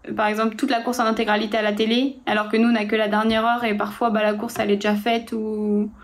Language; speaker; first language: French; native; French